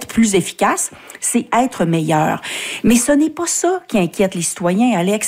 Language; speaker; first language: French; native; French